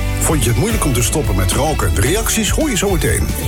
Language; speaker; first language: Dutch; native; Dutch